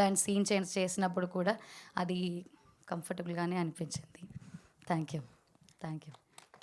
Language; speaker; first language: Telugu; non-native, learner; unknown